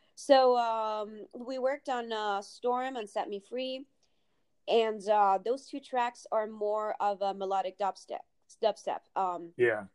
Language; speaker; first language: English; early bilingual, other home language; Italian